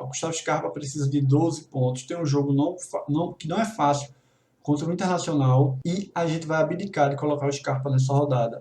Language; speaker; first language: Portuguese; native; Portuguese